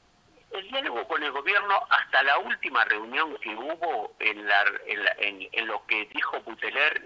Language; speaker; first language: Spanish; native; Spanish